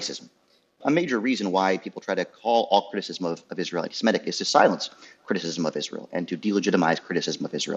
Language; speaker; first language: English; native; English